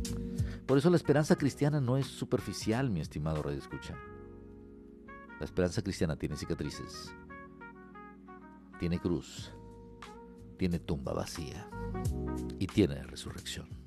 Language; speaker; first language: Spanish; native; Spanish